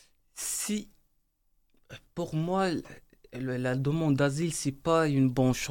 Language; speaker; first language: French; non-native, learner; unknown